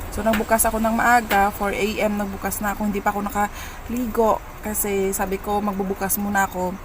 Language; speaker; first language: Filipino; native; Filipino